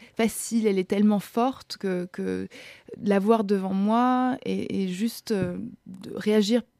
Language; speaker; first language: French; non-native, fluent; German